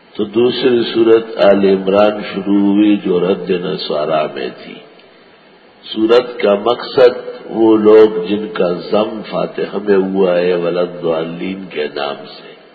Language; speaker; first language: Urdu; non-native, local second language; Pashto